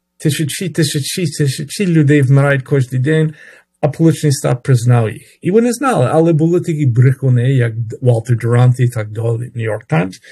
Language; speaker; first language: Ukrainian; early bilingual, heritage; Ukrainian